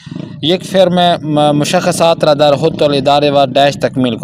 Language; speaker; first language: Persian; non-native, fluent; Urdu